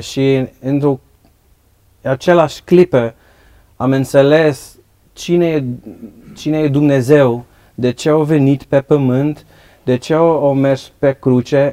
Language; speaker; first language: Romanian; non-native, learner; Dutch